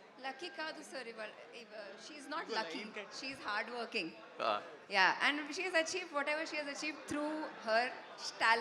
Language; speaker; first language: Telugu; non-native, fluent; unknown